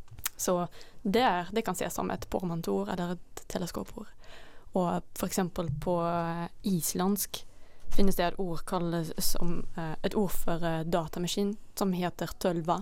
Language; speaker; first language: Norwegian; non-native, fluent; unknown